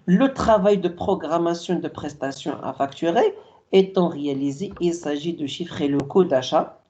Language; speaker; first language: French; non-native, local second language; Arabic